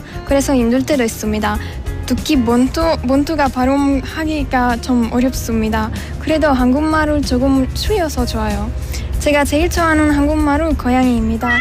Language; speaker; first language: Korean; non-native, learner; Italian